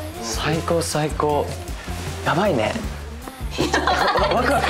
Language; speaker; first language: Japanese; native; Japanese